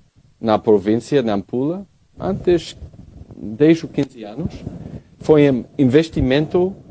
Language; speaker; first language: Portuguese; non-native, learner; English